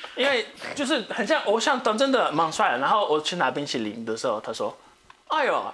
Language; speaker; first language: Chinese; non-native, fluent; Portuguese